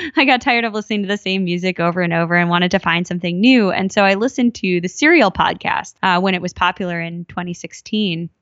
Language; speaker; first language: English; native; English